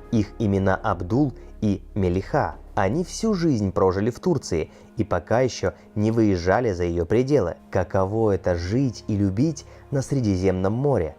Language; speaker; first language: Russian; native; Russian